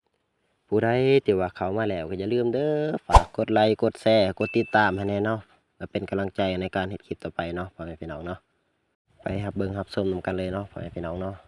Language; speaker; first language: Thai; non-native, local second language; Lao